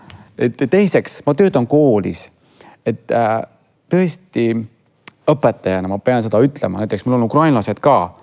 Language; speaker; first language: Estonian; non-native, fluent; Kurdish